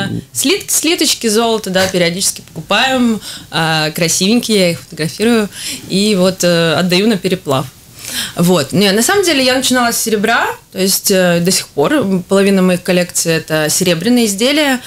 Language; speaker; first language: Russian; native; Russian